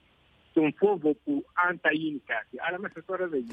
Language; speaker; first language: Greek; non-native, learner; Arabic